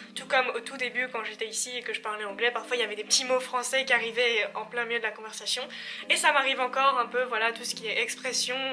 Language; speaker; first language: French; native; French